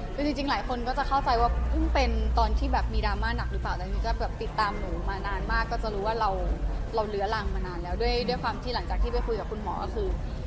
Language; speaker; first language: Thai; native; Thai